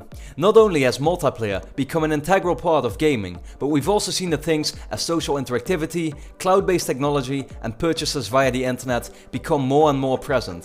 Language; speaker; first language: English; non-native, fluent; Dutch